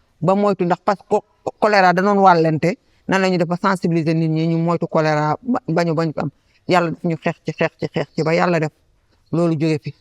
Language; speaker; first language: Wolof; non-native, local second language; Fula